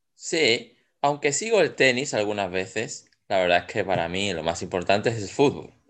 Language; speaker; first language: Spanish; native; Spanish